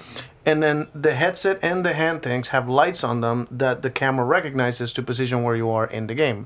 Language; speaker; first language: English; non-native, fluent; Spanish